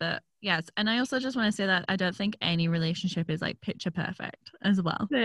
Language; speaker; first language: English; native; English